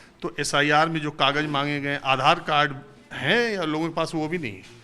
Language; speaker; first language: Hindi; native; Hindi